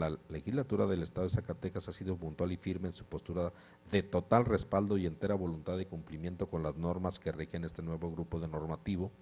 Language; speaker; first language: Spanish; native; Spanish